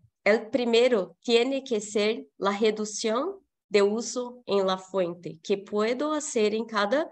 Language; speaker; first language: Spanish; non-native, fluent; Portuguese